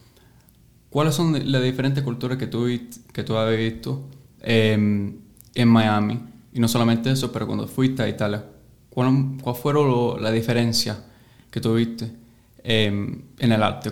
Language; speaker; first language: Spanish; early bilingual, heritage; English